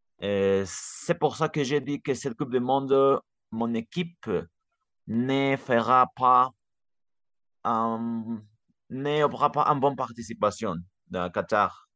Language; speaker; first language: French; non-native, learner; Spanish